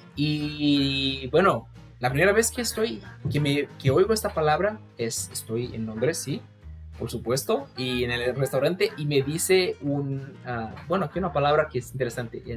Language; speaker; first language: Spanish; non-native, fluent; Portuguese